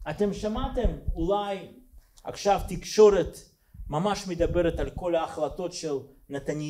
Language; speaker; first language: Hebrew; non-native, fluent; Russian